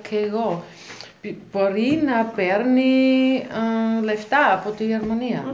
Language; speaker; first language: Greek; non-native, learner; German